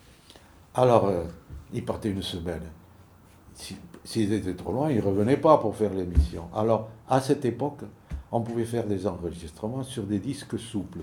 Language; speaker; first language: French; native; French